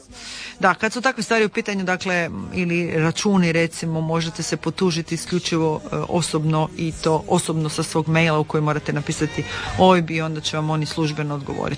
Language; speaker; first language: Serbian; native; Serbian